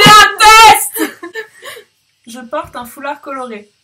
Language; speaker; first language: French; native; French